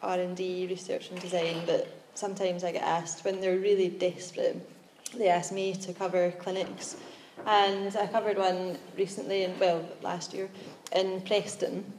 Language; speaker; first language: English; native; English